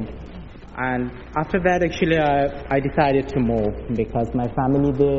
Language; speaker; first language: English; non-native, local second language; Bangla